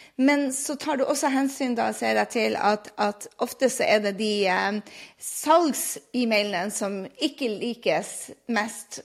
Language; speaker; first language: Norwegian; native; Norwegian